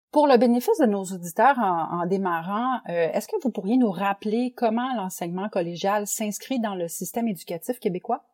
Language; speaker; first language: French; native; French